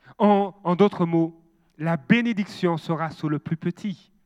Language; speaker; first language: French; native; French